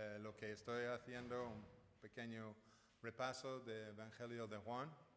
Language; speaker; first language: Spanish; non-native, fluent; English